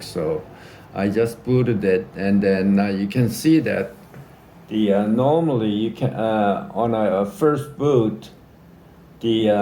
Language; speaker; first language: English; native; English